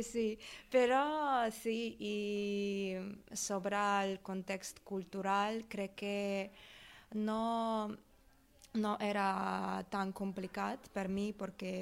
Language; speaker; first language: Catalan; non-native, learner; Russian